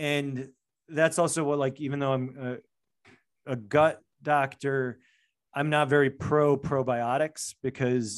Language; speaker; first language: English; native; English